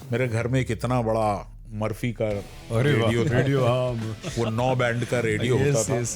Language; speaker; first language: Hindi; non-native, local second language; Bangla